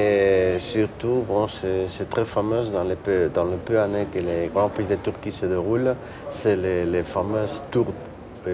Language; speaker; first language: French; non-native, fluent; Spanish